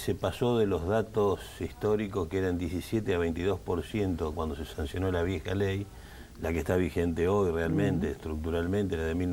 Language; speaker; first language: Spanish; native; Spanish